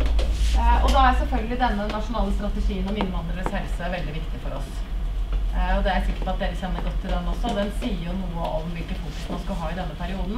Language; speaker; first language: Norwegian; native; Norwegian